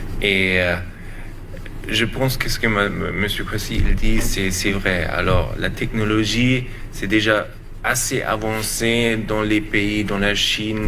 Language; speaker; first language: French; non-native, learner; German